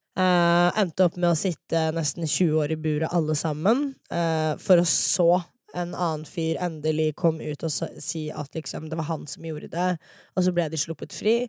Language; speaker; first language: Norwegian; early bilingual, other home language; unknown